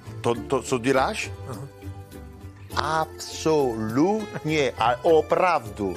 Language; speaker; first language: Czech; non-native, learner; Italian